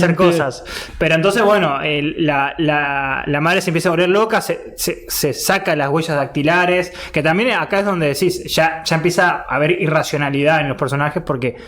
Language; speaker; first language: Spanish; native; Spanish